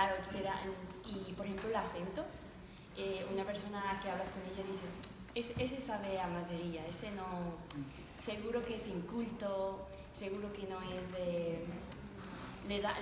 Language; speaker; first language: Spanish; non-native, fluent; Arabic